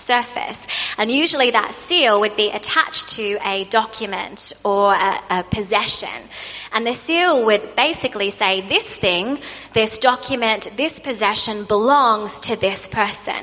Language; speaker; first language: English; native; English